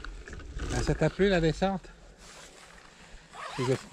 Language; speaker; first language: French; native; French